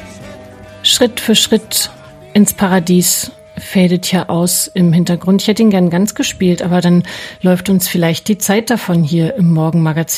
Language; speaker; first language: German; native; German